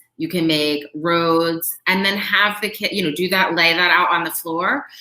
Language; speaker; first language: English; native; English